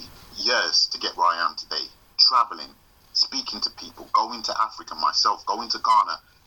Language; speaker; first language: English; native; English